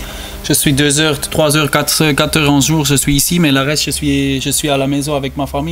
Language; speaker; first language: French; non-native, learner; German